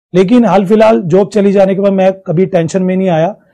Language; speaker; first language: Hindi; native; Hindi